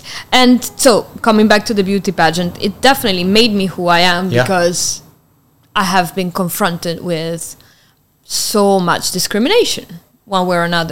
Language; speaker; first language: English; non-native, fluent; Italian